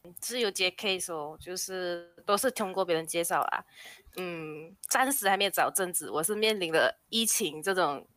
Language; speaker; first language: Chinese; native; Chinese